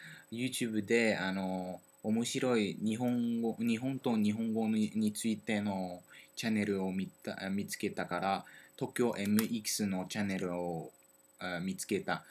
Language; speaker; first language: Japanese; non-native, learner; French